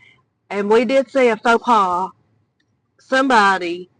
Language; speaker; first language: English; native; English